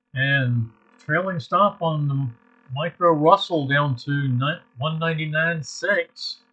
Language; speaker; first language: English; native; English